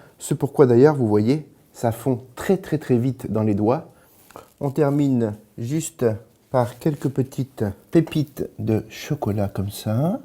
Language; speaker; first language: French; native; French